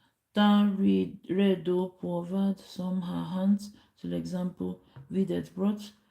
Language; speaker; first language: Swedish; non-native, learner; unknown